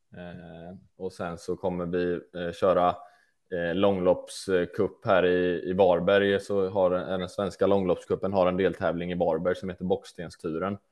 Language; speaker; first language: Swedish; native; Swedish